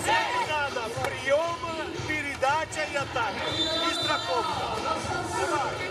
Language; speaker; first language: Russian; non-native, learner; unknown